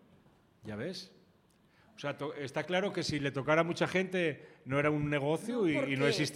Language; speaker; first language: Spanish; native; Spanish